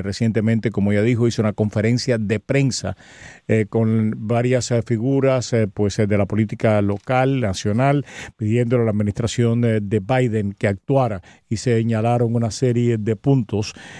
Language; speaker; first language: Spanish; native; Spanish